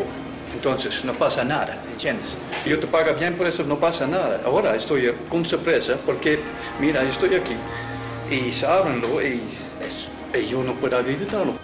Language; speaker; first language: Spanish; non-native, learner; Dutch